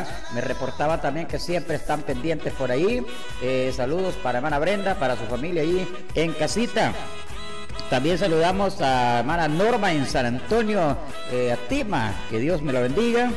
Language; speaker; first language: Spanish; native; Spanish